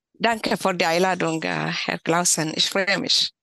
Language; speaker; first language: German; non-native, learner; Tigrinya